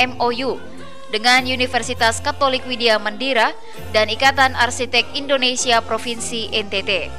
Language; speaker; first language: Indonesian; native; Indonesian